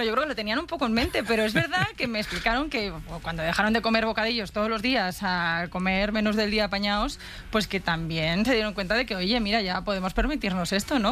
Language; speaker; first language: Spanish; native; Spanish